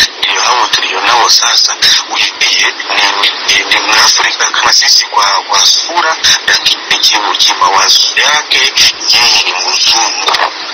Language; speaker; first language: Swahili; non-native, local second language; Kinyarwanda